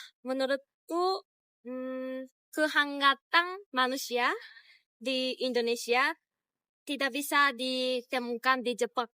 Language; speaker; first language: Indonesian; non-native, fluent; Japanese